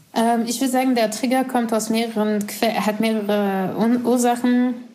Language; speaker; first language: German; non-native, fluent; French